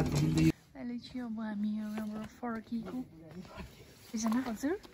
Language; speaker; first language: Nepali; native; Nepali